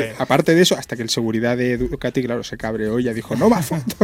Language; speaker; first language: Spanish; native; Spanish